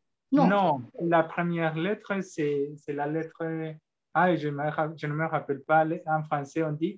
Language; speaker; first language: French; non-native, learner; Spanish